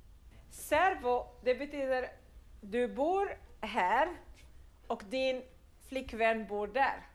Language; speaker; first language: Swedish; non-native, fluent; Arabic